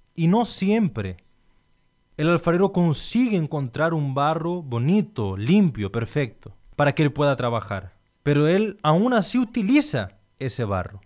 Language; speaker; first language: Spanish; non-native, fluent; Portuguese